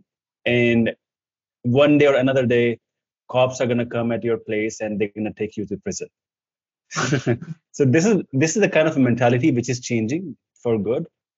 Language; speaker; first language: English; non-native, local second language; Hindi